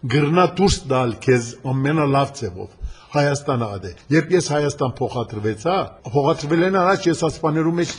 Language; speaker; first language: Armenian; early bilingual, heritage; Armenian